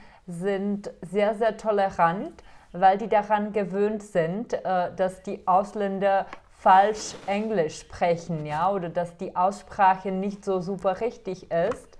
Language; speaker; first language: German; non-native, fluent; Czech